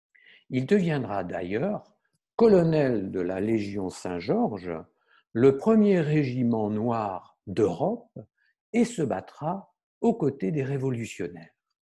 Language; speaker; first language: French; native; French